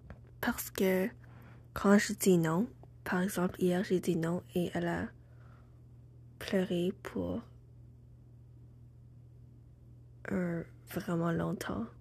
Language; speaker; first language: French; non-native, learner; English